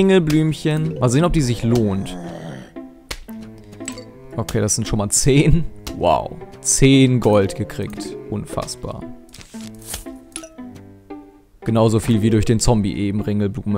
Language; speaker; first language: German; native; German